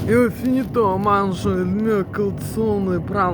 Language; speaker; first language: Italian; non-native, learner; Russian